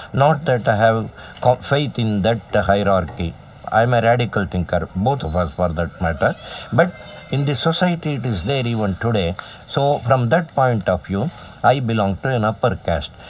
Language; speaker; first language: English; non-native, local second language; Kannada